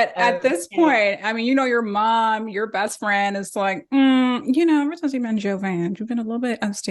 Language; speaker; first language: English; native; English